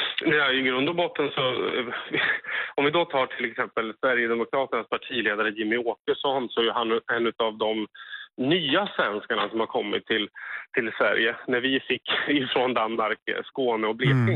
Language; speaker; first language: Swedish; native; Swedish